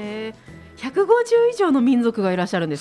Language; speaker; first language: Japanese; native; Japanese